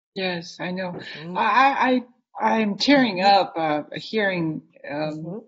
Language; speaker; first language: English; non-native, fluent; Japanese